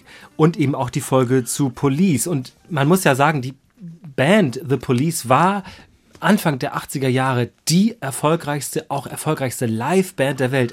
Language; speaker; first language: German; native; German